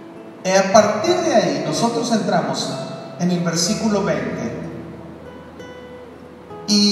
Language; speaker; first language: Spanish; native; Spanish